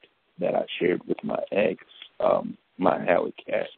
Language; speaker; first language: English; native; English